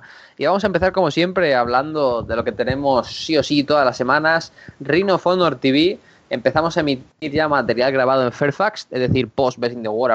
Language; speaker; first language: Spanish; native; Spanish